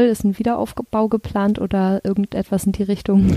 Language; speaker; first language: German; native; German